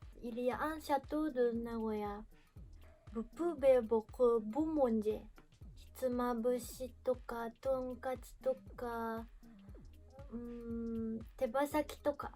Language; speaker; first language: French; non-native, learner; Japanese